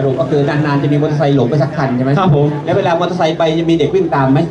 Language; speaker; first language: Thai; native; Thai